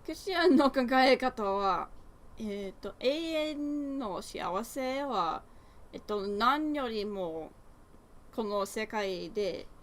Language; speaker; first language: Japanese; non-native, learner; English